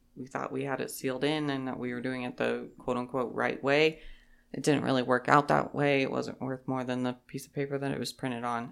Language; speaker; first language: English; native; English